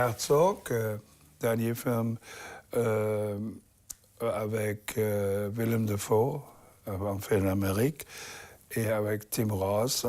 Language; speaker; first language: French; non-native, learner; German